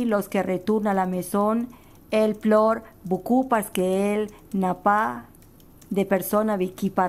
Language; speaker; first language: French; non-native, local second language; Spanish